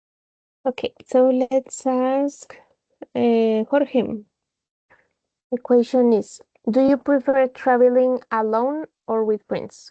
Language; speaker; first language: English; non-native, fluent; Spanish